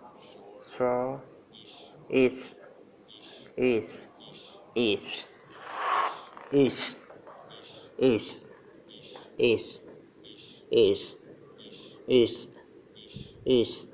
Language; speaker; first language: English; non-native, learner; Vietnamese